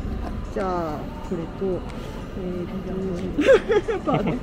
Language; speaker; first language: Japanese; native; Japanese